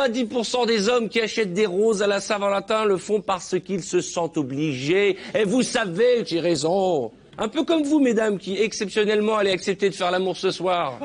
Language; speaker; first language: French; native; French